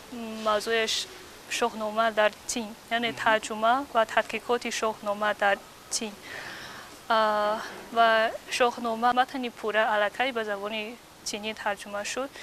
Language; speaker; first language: Persian; non-native, fluent; Chinese